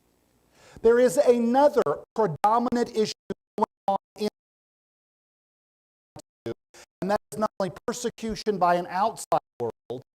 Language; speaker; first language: English; native; English